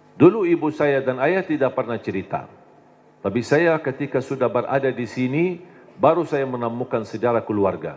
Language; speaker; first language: Indonesian; non-native, fluent; Arabic